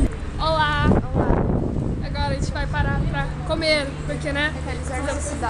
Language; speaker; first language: Portuguese; native; Portuguese